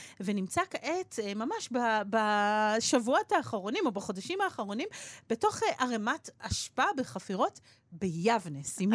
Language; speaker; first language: Hebrew; native; Hebrew